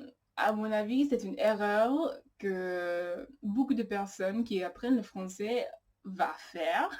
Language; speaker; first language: French; non-native, learner; English